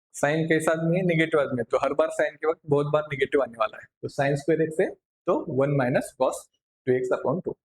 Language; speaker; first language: Hindi; non-native, local second language; Marathi